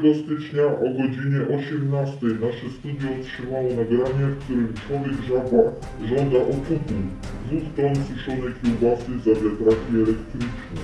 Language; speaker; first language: Polish; native; Polish